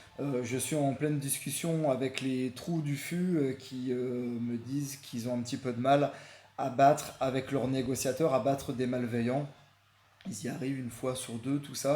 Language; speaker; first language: French; native; French